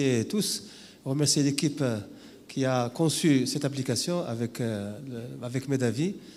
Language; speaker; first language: French; non-native, local second language; Arabic